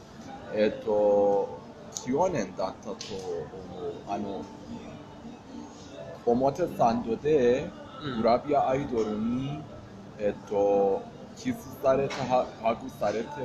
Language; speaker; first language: Japanese; non-native, fluent; Persian